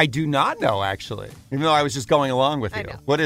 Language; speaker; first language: English; native; English